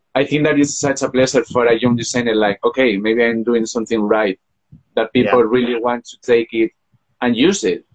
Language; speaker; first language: English; non-native, fluent; Spanish